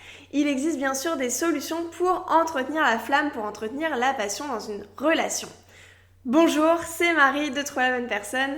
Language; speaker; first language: French; native; French